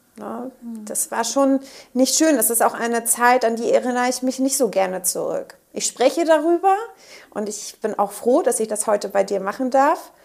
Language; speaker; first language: German; native; German